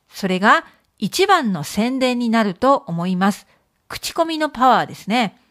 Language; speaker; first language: Japanese; native; Japanese